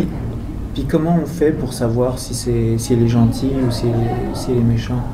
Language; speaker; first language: French; native; French